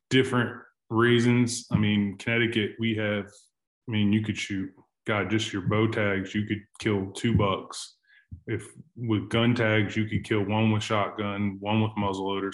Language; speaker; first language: English; native; English